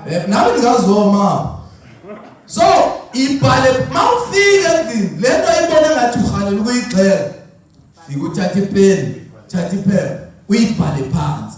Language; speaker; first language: Zulu; non-native, local second language; Xhosa